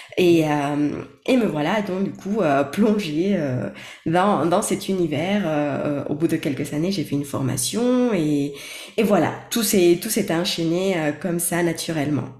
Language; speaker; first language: French; non-native, fluent; Spanish